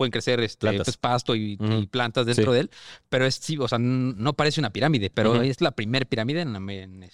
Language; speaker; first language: Spanish; native; Spanish